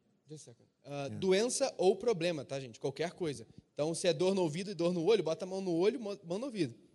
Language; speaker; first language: Portuguese; native; Portuguese